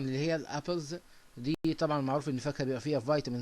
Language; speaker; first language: Arabic; native; Arabic